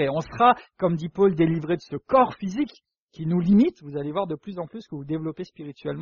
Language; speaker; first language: French; native; French